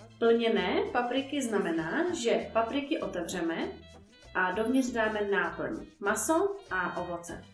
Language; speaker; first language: Czech; native; Czech